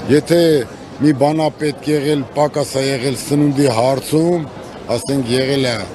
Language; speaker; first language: Armenian; native; Armenian